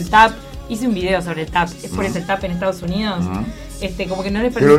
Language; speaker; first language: Spanish; native; Spanish